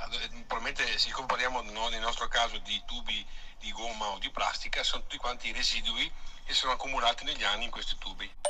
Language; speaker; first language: Italian; native; Italian